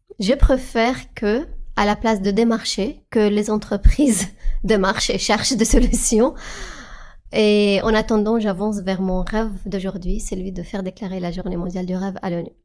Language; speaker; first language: French; non-native, fluent; Arabic